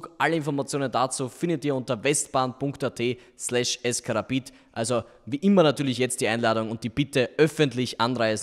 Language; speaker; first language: German; native; German